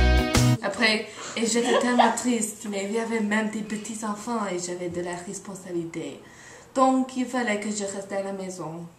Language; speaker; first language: French; non-native, learner; English